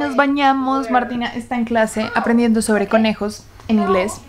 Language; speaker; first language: Spanish; native; Spanish